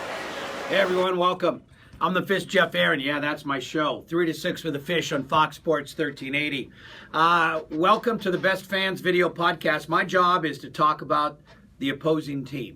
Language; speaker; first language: English; native; English